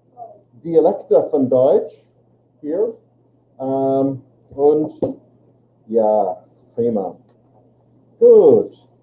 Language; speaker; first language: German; non-native, fluent; English